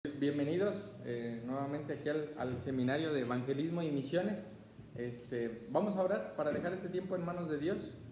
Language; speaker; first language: Spanish; native; Spanish